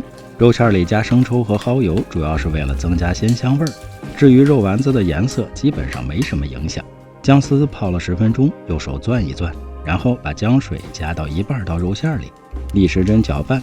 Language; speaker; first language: Chinese; native; Chinese